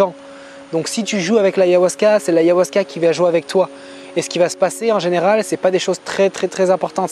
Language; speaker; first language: French; native; French